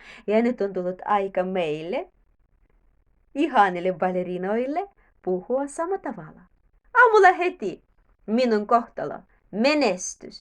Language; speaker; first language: Finnish; non-native, learner; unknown